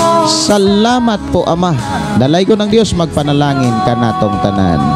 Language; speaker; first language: Cebuano; native; Cebuano